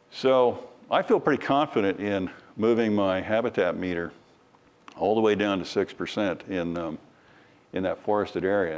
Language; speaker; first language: English; native; English